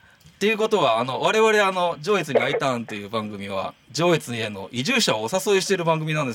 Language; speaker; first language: Japanese; native; Japanese